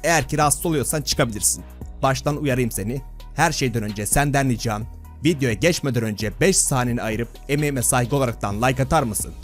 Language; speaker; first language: Turkish; native; Turkish